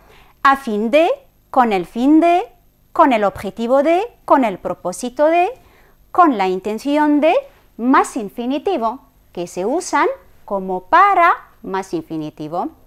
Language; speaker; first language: Spanish; non-native, fluent; Arabic